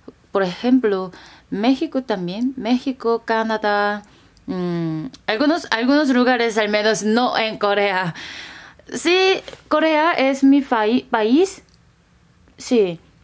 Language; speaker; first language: Spanish; non-native, learner; Korean